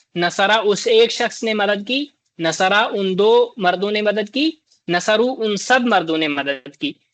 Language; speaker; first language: Urdu; native; Urdu